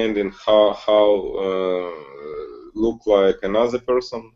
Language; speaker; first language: English; non-native, learner; Russian